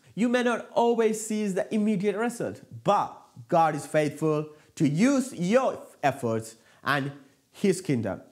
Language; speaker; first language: English; non-native, local second language; Malayalam